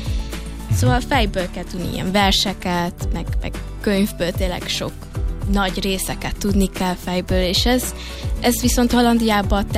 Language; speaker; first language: Hungarian; early bilingual, heritage; Hungarian